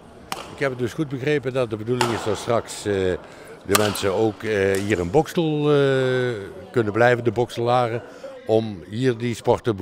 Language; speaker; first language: Dutch; native; Dutch